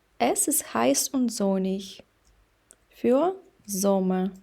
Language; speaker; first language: German; non-native, fluent; Ukrainian